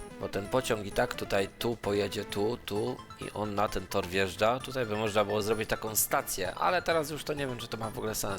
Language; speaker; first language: Polish; native; Polish